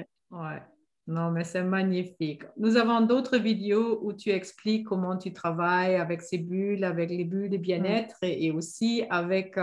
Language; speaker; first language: French; non-native, fluent; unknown